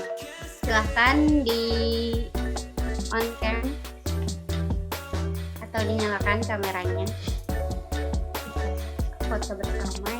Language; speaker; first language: Indonesian; native; Indonesian